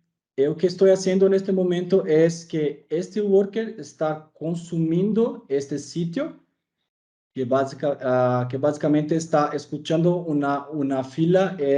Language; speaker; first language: Spanish; non-native, fluent; Portuguese